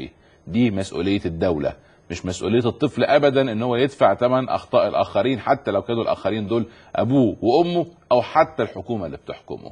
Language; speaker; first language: Arabic; native; Arabic